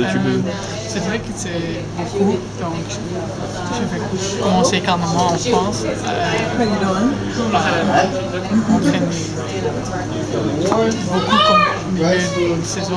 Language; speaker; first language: French; non-native, local second language; Dutch